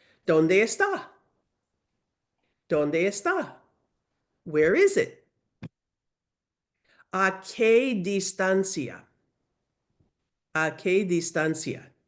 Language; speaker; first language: Spanish; non-native, learner; English